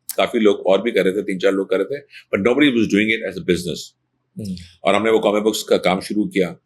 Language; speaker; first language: Urdu; native; Urdu